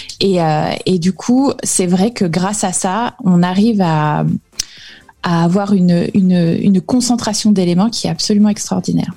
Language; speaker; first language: French; native; French